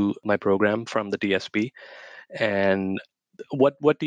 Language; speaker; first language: English; non-native, local second language; Urdu